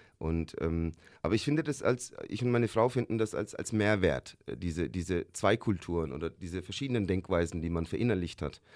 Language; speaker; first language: German; early bilingual, other home language; Turkish